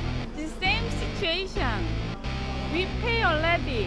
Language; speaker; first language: English; non-native, learner; Korean